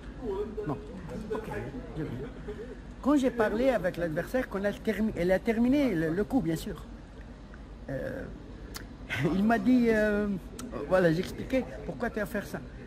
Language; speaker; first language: French; non-native, local second language; Arabic